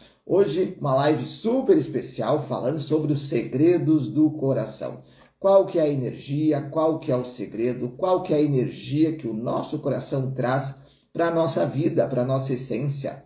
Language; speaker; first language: Portuguese; native; Portuguese